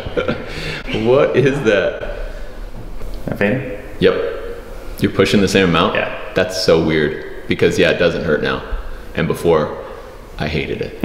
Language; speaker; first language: English; native; English